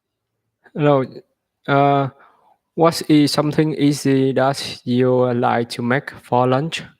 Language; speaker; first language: English; non-native, learner; Vietnamese